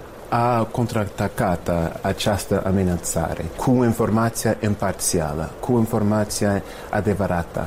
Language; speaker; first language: Romanian; non-native, fluent; English